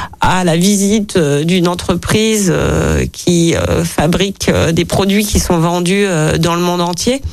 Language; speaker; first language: French; native; French